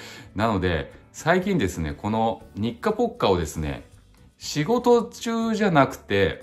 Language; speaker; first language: Japanese; native; Japanese